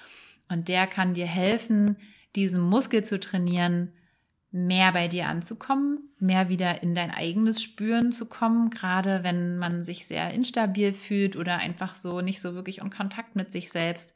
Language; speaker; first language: German; native; German